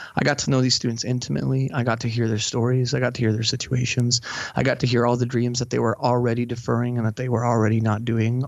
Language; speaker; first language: English; native; English